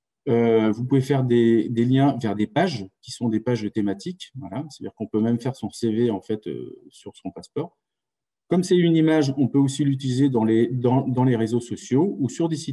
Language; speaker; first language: French; native; French